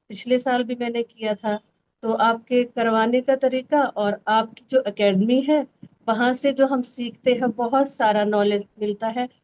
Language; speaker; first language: Hindi; native; Hindi